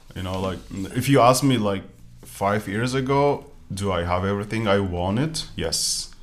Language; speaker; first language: English; non-native, fluent; Arabic